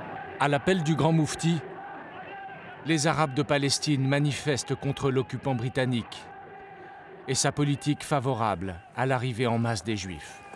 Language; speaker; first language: French; native; French